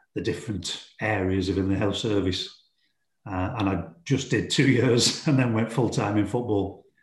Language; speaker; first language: English; native; English